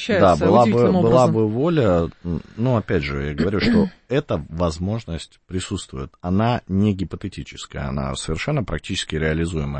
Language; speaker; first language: Russian; native; Russian